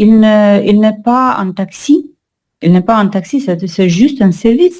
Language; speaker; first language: French; non-native, learner; Russian